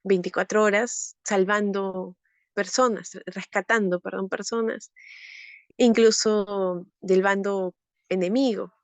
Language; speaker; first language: Spanish; native; Spanish